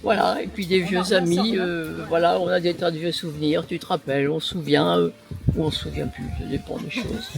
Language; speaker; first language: French; native; French